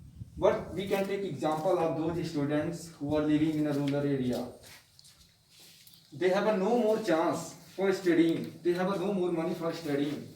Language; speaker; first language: English; non-native, local second language; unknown